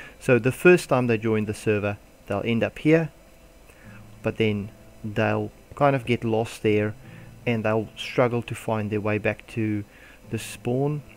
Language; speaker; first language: English; non-native, local second language; Afrikaans